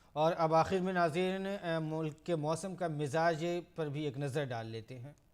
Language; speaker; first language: Urdu; native; Urdu